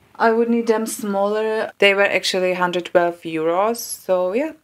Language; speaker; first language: English; non-native, fluent; Czech